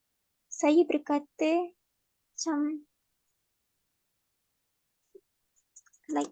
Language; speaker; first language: Malay; native; Malay